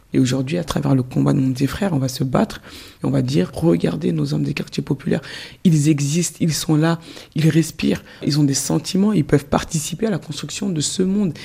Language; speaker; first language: French; early bilingual, other home language; Soninke